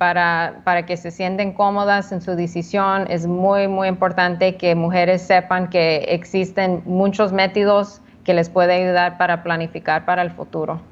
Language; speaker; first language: Spanish; early bilingual, heritage; Spanish